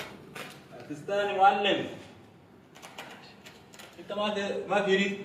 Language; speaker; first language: Arabic; non-native, learner; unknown